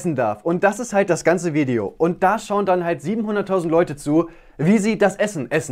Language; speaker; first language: German; native; German